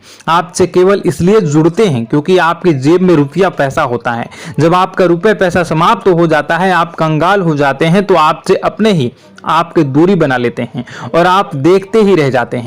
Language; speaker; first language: Hindi; native; Hindi